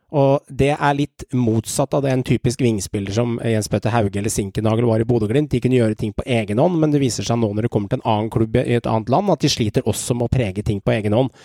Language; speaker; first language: Norwegian; native; Norwegian